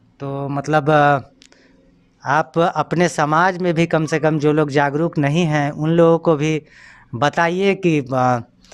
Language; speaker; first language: Hindi; native; Hindi